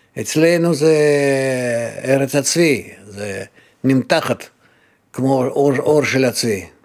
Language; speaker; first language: Hebrew; non-native, fluent; Russian